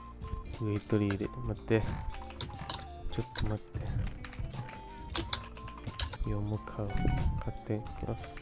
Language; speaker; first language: Japanese; non-native, learner; Chinese